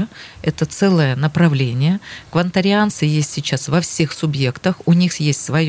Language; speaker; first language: Russian; native; Russian